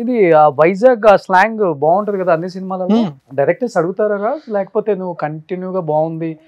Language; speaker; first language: Telugu; native; Telugu